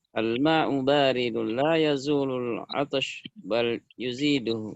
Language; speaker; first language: Arabic; non-native, learner; Indonesian